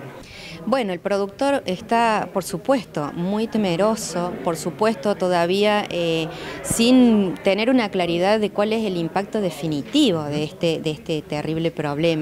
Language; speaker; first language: Spanish; native; Spanish